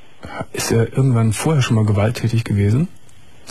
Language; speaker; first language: German; native; German